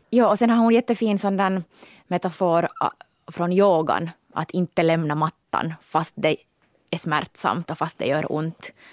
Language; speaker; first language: Swedish; native; Swedish